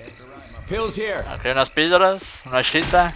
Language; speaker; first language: Spanish; native; Spanish